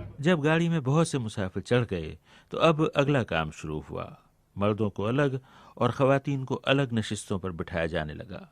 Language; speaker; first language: Urdu; native; Urdu